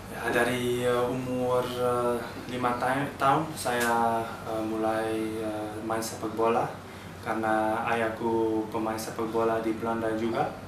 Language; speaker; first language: Indonesian; early bilingual, heritage; Dutch